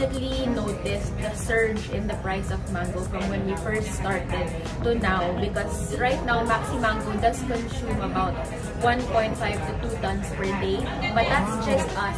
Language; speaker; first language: English; non-native, local second language; Cebuano